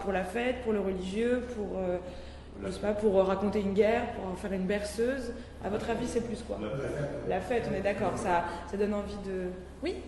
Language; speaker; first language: French; native; French